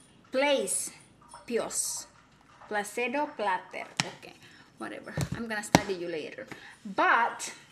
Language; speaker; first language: English; non-native, fluent; Indonesian